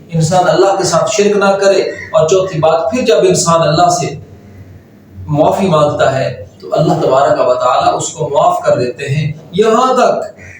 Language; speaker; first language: Urdu; native; Urdu